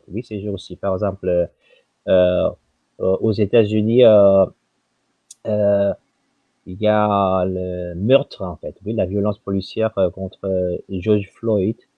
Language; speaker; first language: French; non-native, fluent; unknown